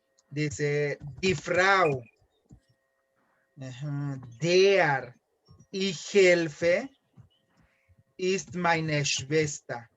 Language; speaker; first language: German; non-native, fluent; Spanish